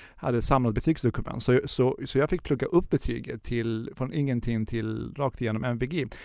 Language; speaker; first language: Swedish; early bilingual, other home language; Arabic